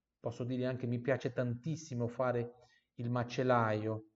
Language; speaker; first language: Italian; non-native, fluent; Portuguese